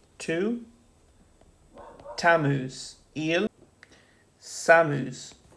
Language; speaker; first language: French; non-native, fluent; English